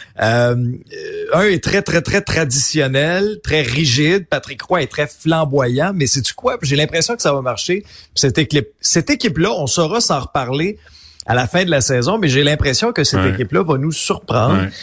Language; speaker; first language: French; native; French